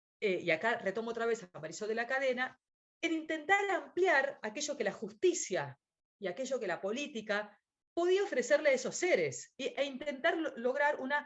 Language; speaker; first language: Spanish; native; Spanish